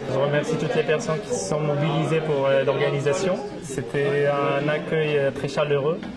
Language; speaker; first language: French; non-native, local second language; Arabic